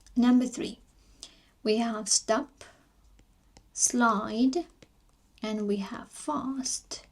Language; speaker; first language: English; non-native, fluent; Armenian